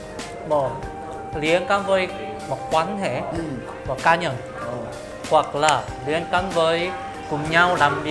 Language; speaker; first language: Vietnamese; non-native, learner; Korean